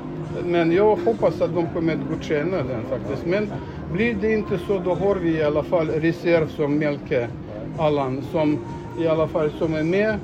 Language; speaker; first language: Swedish; non-native, fluent; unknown